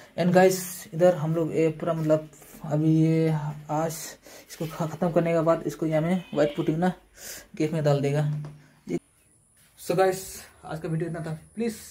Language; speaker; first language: Hindi; non-native, local second language; Nepali